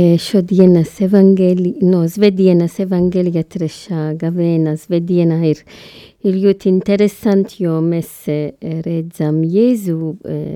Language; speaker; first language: Latvian; non-native, learner; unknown